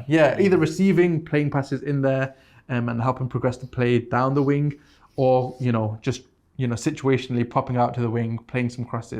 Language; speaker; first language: English; native; English